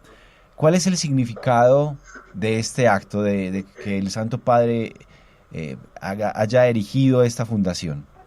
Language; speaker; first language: Spanish; native; Spanish